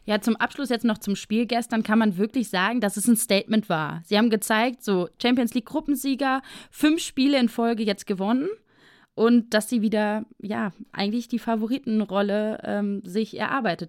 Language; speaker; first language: German; native; German